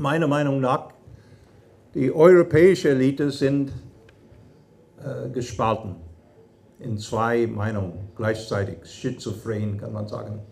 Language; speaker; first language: German; non-native, fluent; English